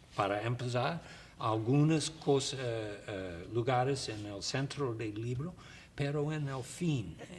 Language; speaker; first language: Spanish; non-native, learner; English